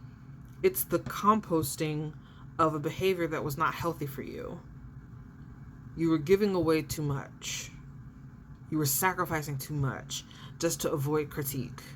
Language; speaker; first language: English; native; English